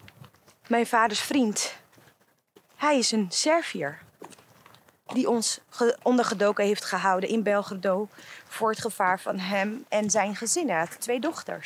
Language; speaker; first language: Dutch; early bilingual, other home language; Bosnian